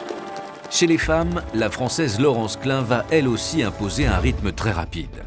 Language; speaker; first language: French; native; French